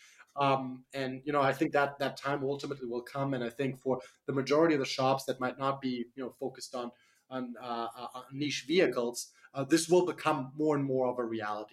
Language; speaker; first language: English; non-native, fluent; German